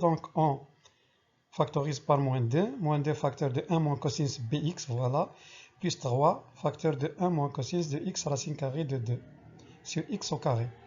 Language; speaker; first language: French; non-native, local second language; Arabic